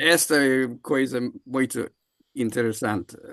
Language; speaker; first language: Portuguese; non-native, learner; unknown